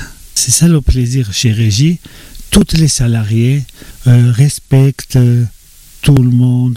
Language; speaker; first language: French; non-native, learner; Georgian